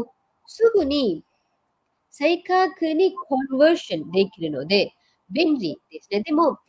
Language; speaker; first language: Japanese; non-native, fluent; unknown